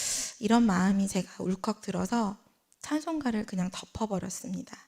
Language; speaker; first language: Korean; native; Korean